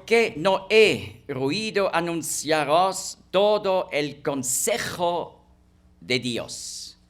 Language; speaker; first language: Spanish; non-native, fluent; German